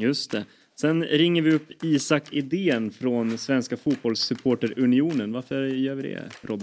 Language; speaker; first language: Swedish; native; Swedish